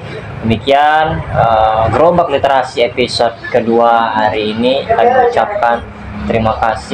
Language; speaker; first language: Indonesian; native; Indonesian